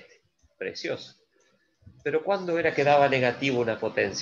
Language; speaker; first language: Spanish; native; Spanish